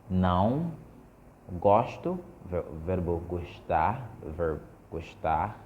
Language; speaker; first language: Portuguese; non-native, learner; Haitian Creole